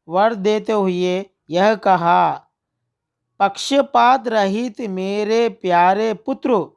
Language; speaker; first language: Hindi; non-native, local second language; Telugu